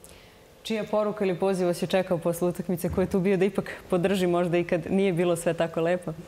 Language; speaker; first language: Serbian; native; Serbian